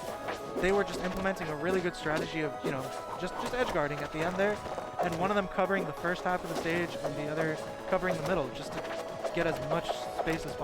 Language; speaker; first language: English; native; English